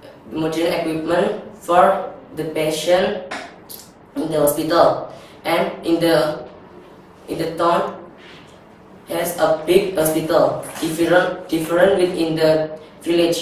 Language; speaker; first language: English; non-native, learner; Indonesian